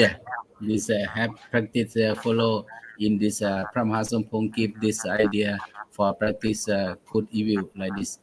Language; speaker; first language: English; non-native, learner; Thai